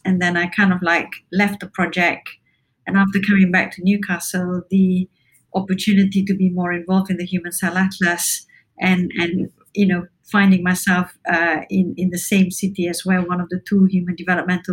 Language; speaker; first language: English; non-native, local second language; Malay